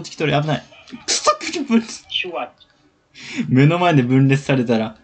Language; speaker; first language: Japanese; native; Japanese